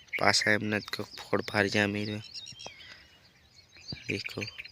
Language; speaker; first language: Gujarati; non-native, local second language; Bhili